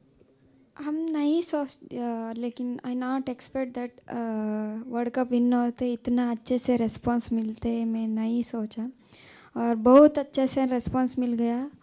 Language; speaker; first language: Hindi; non-native, local second language; Kannada